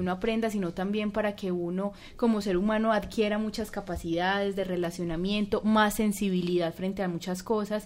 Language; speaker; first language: Spanish; native; Spanish